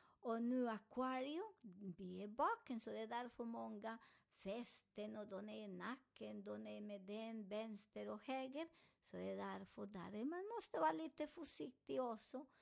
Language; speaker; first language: Swedish; non-native, fluent; Spanish